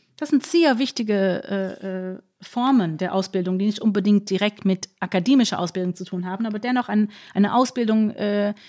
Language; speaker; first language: German; non-native, fluent; English